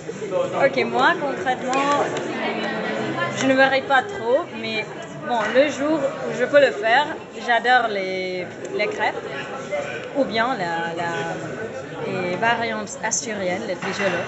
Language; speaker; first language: French; non-native, fluent; Spanish